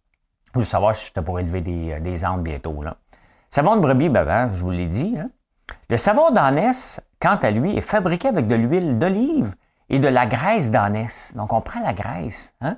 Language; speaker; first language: French; native; French